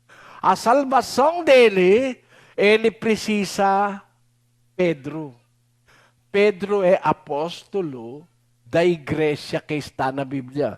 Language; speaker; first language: Portuguese; non-native, learner; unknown